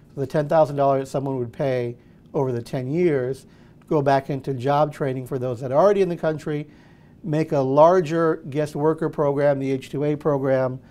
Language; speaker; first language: English; early bilingual, other home language; Spanish